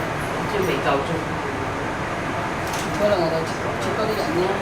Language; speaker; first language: Chinese; native; Chinese